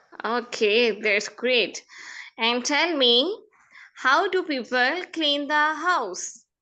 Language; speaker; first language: English; non-native, fluent; Urdu